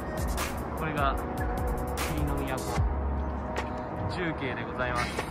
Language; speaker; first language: Japanese; native; Japanese